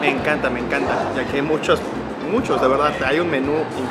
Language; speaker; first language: Spanish; native; Spanish